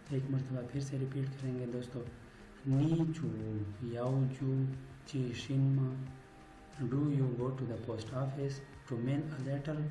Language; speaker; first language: Urdu; native; Urdu